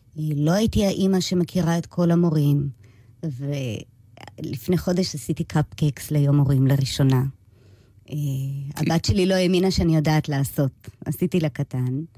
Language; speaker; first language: Hebrew; early bilingual, other home language; English